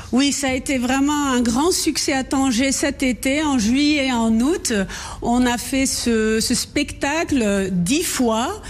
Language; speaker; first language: French; non-native, local second language; Dutch